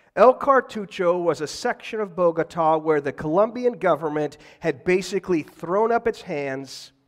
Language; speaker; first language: English; native; English